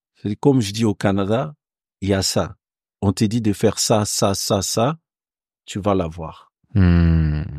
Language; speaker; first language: French; non-native, local second language; Bambara